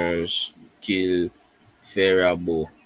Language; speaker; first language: French; non-native, learner; English